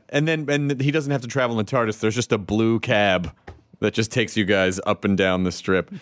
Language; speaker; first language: English; native; English